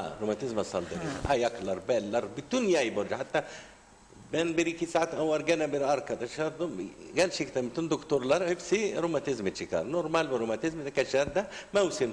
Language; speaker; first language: Turkish; non-native, learner; Arabic